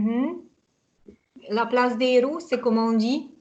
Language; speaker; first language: French; non-native, fluent; Hungarian